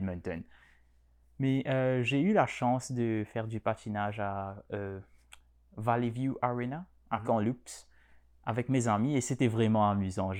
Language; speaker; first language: French; non-native, local second language; Morisyen